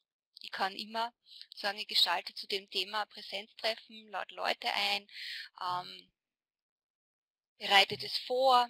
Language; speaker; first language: German; native; German